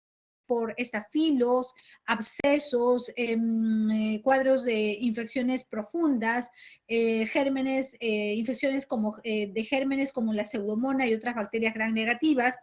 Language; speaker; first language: Spanish; native; Spanish